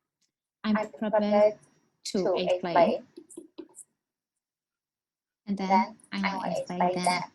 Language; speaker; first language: English; non-native, learner; Burmese